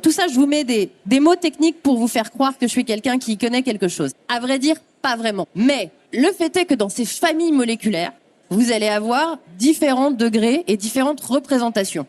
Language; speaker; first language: French; native; French